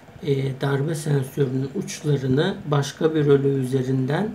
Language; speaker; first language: Turkish; native; Turkish